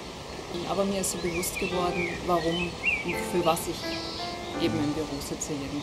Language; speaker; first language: German; native; German